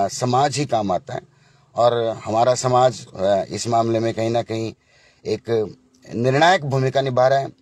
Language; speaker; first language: Hindi; native; Hindi